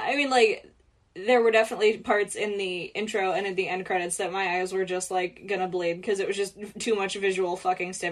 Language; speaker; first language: English; native; English